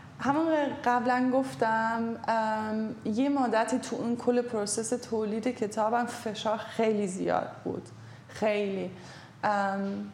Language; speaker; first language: Persian; non-native, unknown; German